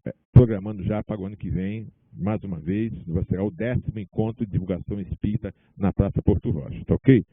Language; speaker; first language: Portuguese; native; Portuguese